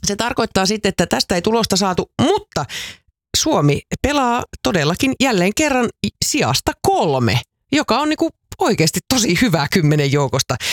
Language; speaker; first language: Finnish; native; Finnish